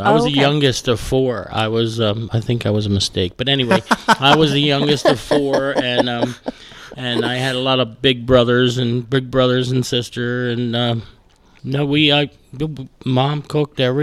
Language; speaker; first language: English; native; English